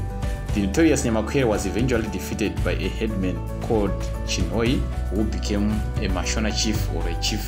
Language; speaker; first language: English; non-native, local second language; Shona